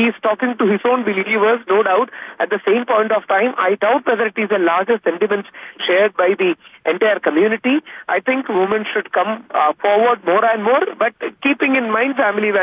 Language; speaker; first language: English; non-native, local second language; Malayalam